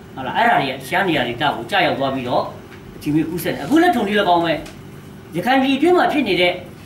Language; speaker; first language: Burmese; non-native, local second language; S'gaw Karen